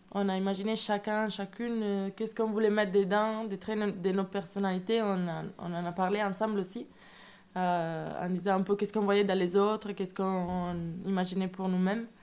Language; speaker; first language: French; non-native, fluent; Italian